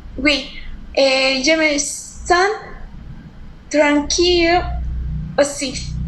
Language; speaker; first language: French; non-native, learner; Spanish